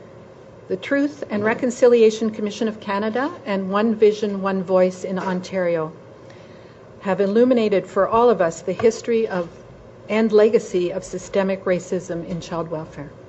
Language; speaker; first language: English; native; English